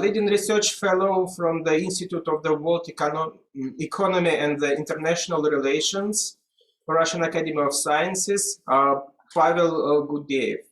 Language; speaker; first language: English; non-native, fluent; Russian